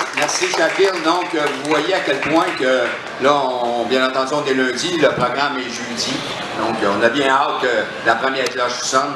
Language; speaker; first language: French; native; French